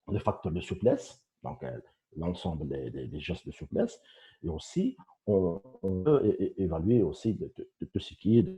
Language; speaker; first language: French; non-native, local second language; Arabic